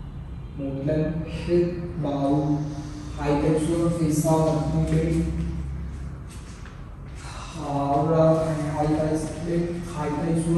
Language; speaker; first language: Vietnamese; non-native, learner; Hindi